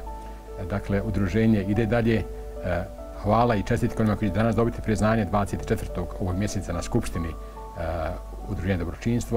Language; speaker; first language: Croatian; native; Croatian